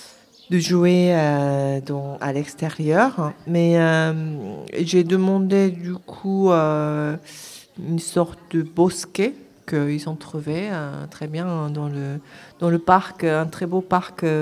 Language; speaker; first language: French; non-native, fluent; Japanese